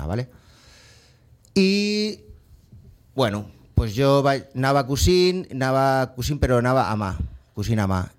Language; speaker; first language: Catalan; non-native, local second language; Spanish